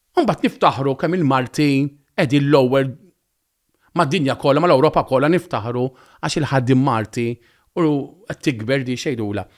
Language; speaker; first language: Maltese; native; Maltese